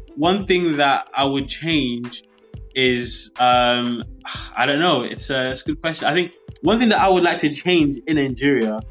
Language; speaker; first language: English; early bilingual, other home language; Yoruba